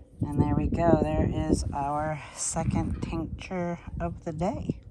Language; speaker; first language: English; native; English